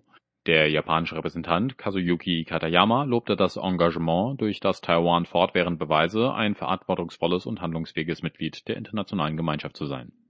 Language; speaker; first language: German; native; German